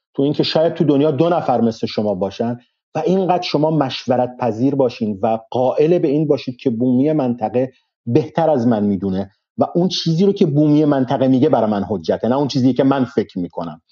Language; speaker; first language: Persian; non-native, local second language; Arabic